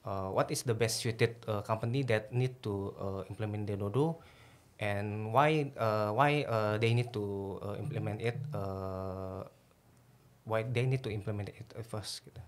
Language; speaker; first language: English; non-native, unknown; Indonesian